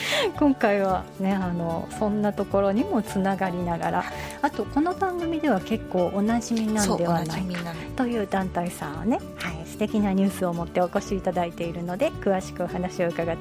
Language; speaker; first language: Japanese; native; Japanese